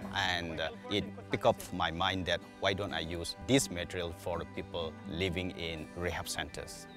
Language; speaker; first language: English; non-native, local second language; Manipuri